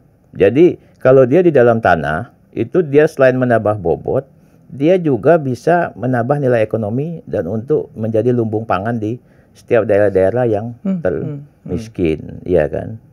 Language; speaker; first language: Indonesian; native; Indonesian